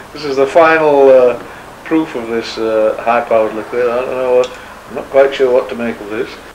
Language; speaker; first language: English; native; English